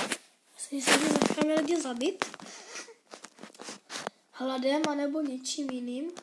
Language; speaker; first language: Czech; non-native, learner; Slovak